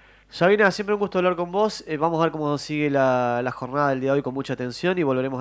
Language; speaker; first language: Spanish; native; Spanish